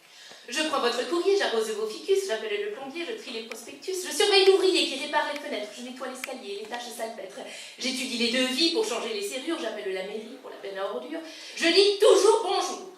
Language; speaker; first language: French; native; French